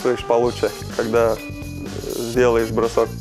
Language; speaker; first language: Russian; non-native, fluent; Lithuanian